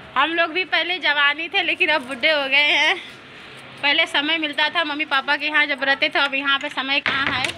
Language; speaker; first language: Hindi; native; Hindi